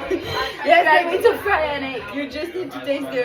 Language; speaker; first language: English; non-native, learner; French